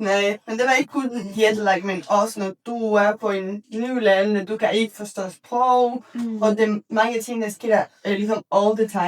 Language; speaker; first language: Danish; non-native, learner; Spanish